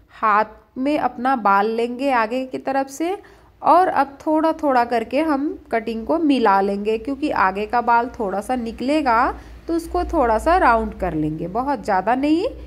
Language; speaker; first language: Hindi; native; Hindi